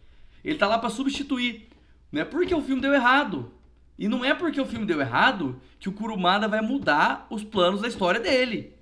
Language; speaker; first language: Portuguese; native; Portuguese